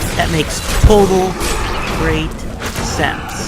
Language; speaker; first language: English; native; English